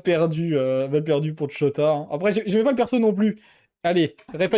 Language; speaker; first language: French; native; French